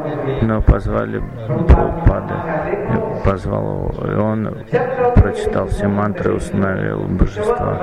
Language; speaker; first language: Russian; non-native, fluent; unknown